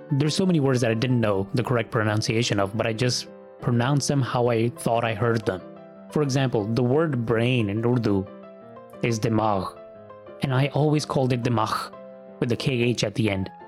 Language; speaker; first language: English; early bilingual, other home language; Punjabi